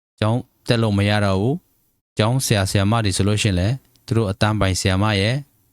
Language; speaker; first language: Burmese; native; Burmese